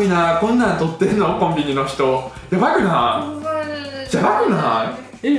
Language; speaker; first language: Japanese; early bilingual, other home language; Russian